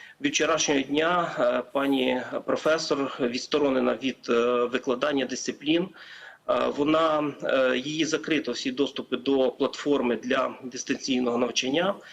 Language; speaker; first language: Ukrainian; native; Ukrainian